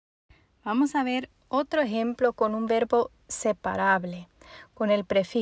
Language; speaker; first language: Spanish; non-native, fluent; German